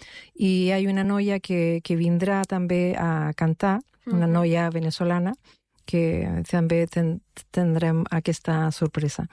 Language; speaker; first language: Catalan; non-native, fluent; Spanish